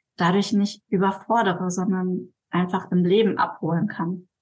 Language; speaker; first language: German; native; German